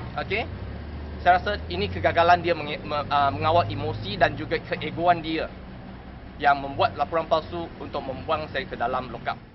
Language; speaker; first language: Malay; non-native, local second language; Chinese